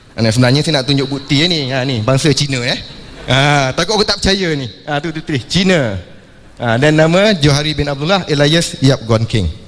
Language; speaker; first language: Malay; non-native, local second language; Chinese